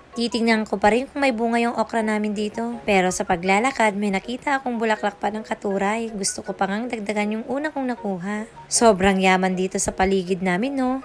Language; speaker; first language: Filipino; non-native, local second language; Iloko